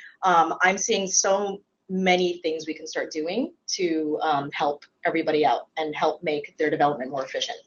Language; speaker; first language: English; native; English